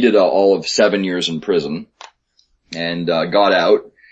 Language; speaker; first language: English; native; English